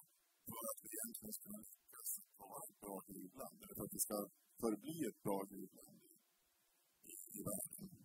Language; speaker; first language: Swedish; native; Swedish